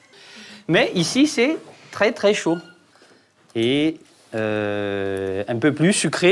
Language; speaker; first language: French; non-native, local second language; Malagasy